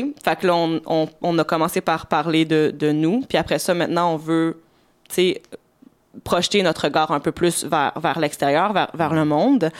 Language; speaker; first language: French; native; French